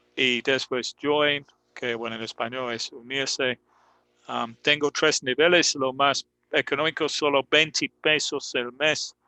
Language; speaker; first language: Spanish; non-native, fluent; English